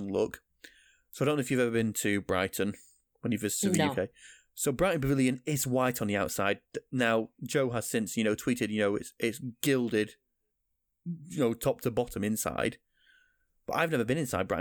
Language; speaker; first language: English; native; English